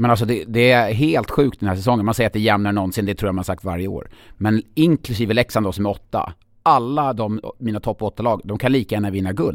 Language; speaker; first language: Swedish; native; Swedish